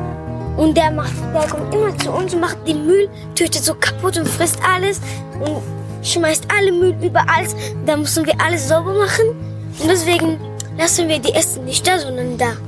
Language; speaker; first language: German; early bilingual, other home language; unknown